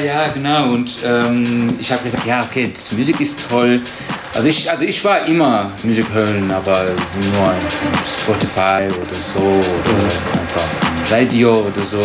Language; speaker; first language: German; non-native, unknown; Turkish